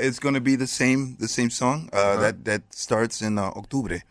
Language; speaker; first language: English; native; English